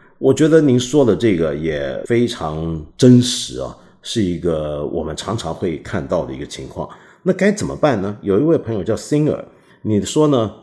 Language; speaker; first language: Chinese; non-native, local second language; Cantonese